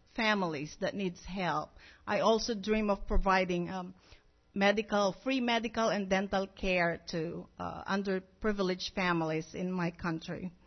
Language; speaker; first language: English; non-native, local second language; Filipino